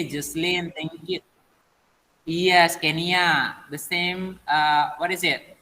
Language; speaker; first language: English; non-native, learner; Indonesian